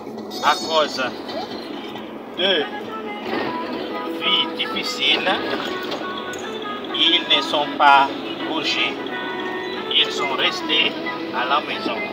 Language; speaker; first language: French; non-native, local second language; Malagasy